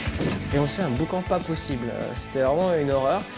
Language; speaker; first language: French; native; French